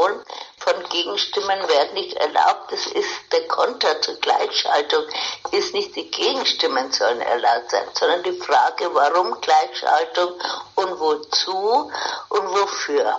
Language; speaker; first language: German; native; German